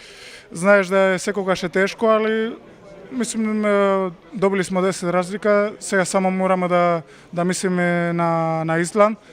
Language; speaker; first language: Macedonian; non-native, fluent; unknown